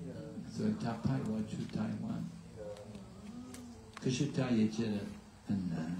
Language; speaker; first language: Chinese; non-native, learner; English